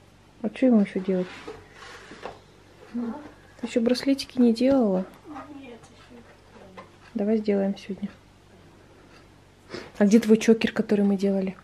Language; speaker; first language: Russian; native; Russian